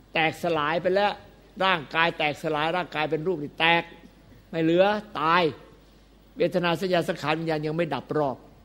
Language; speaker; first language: Thai; native; Thai